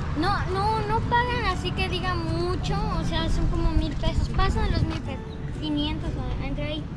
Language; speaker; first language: Spanish; native; Spanish